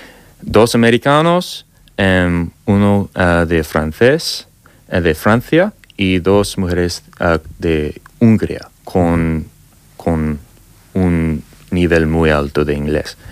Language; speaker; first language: Spanish; non-native, learner; English